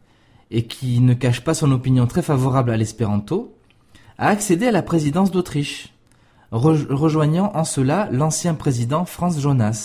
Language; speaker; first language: French; native; French